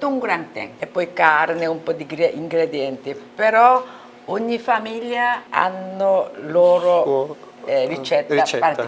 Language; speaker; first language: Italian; non-native, fluent; Korean